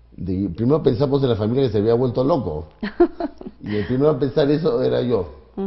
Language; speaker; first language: Spanish; native; Spanish